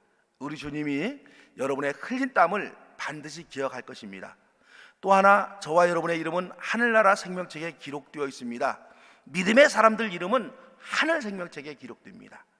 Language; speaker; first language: Korean; native; Korean